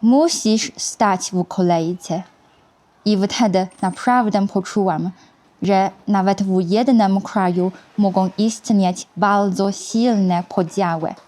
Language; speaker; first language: Polish; non-native, fluent; Chinese